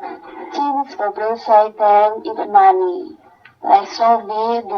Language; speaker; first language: English; non-native, learner; Indonesian